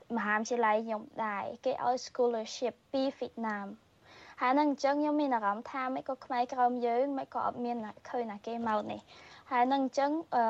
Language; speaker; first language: Khmer; early bilingual, heritage; Khmer